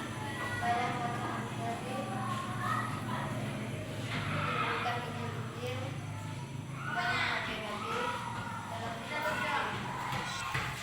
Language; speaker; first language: Indonesian; native; Indonesian